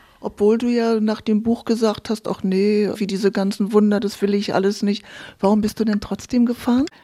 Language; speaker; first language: German; native; German